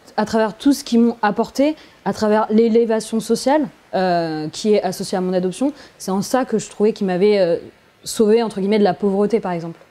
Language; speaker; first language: French; native; French